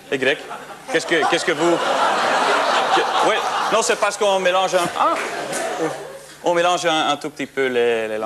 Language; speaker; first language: French; non-native, fluent; Dutch